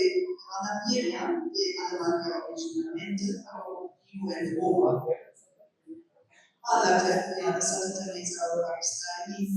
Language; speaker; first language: Spanish; non-native, fluent; German